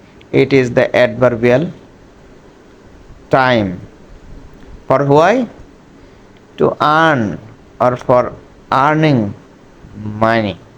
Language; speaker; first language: English; non-native, local second language; Bangla